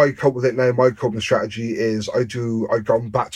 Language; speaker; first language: English; native; English